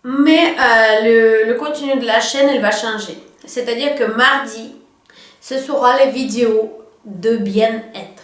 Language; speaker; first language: French; non-native, fluent; Russian